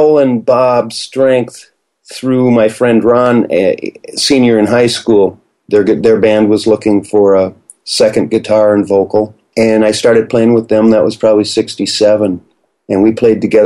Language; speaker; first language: English; native; English